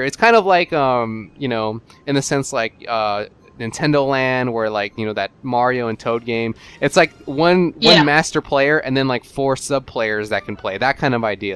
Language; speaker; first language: English; native; English